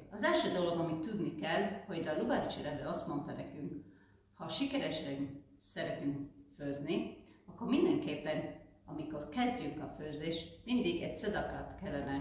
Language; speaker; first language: Hungarian; early bilingual, heritage; Hungarian